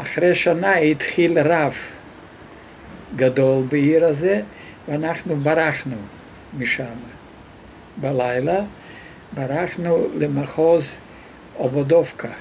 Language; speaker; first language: Hebrew; non-native, fluent; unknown